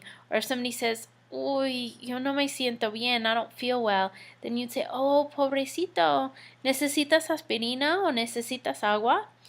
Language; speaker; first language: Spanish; non-native, fluent; English